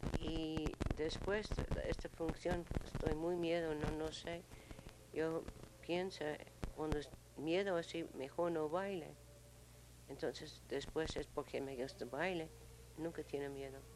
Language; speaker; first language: Spanish; non-native, learner; English